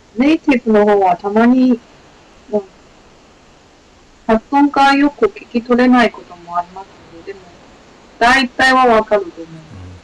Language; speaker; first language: Japanese; non-native, fluent; Chinese